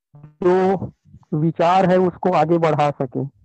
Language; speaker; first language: Hindi; native; Hindi